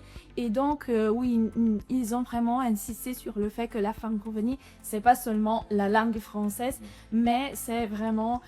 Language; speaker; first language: French; non-native, local second language; Italian